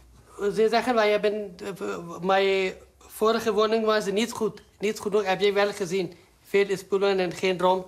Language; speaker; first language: Dutch; non-native, learner; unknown